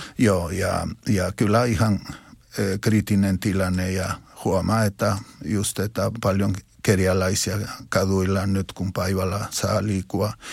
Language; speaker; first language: Finnish; non-native, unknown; Spanish